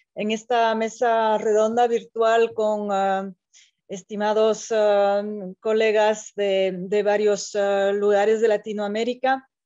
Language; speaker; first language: Spanish; non-native, fluent; French